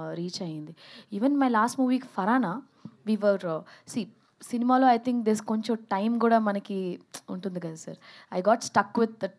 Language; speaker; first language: Telugu; early bilingual, heritage; Telugu